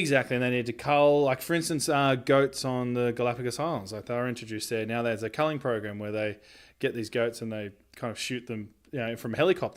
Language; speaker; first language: English; native; English